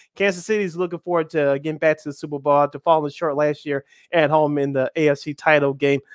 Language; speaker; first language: English; native; English